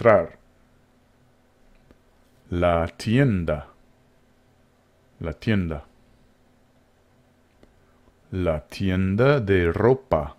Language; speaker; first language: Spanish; non-native, fluent; English